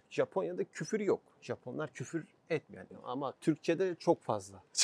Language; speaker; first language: Turkish; native; Turkish